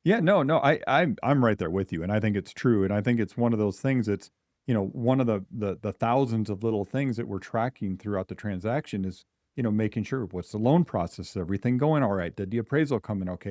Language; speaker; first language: English; native; English